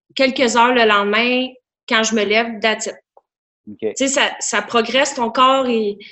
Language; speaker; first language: French; native; French